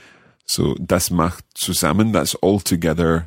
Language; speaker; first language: German; non-native, learner; English